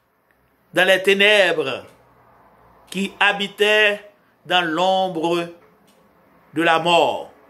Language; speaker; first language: French; non-native, local second language; Haitian Creole